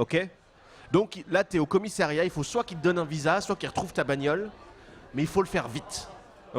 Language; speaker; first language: French; native; French